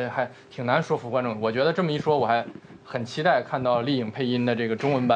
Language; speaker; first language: Chinese; native; Chinese